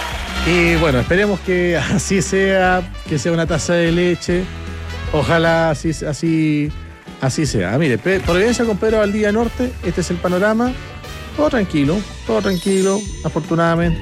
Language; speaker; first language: Spanish; native; Spanish